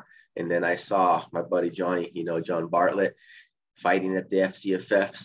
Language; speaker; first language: English; early bilingual, other home language; Portuguese